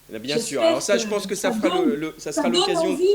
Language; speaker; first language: French; native; French